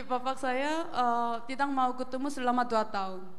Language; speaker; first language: Indonesian; non-native, learner; Korean